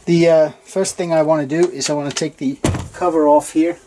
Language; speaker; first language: English; non-native, fluent; Danish